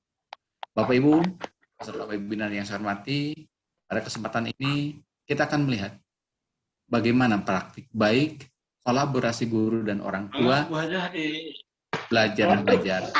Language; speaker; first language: Indonesian; native; Indonesian